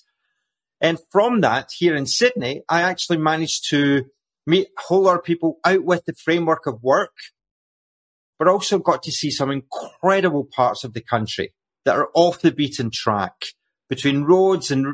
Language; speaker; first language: English; native; English